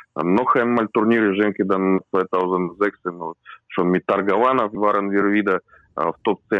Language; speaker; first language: German; non-native, learner; Russian